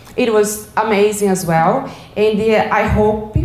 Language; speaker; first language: English; non-native, learner; Portuguese